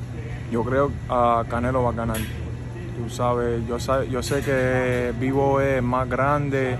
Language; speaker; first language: Spanish; early bilingual, heritage; Spanish